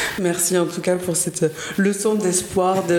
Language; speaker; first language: French; native; French